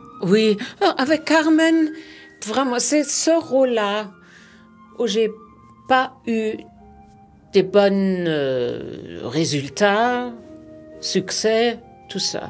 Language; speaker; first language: French; non-native, fluent; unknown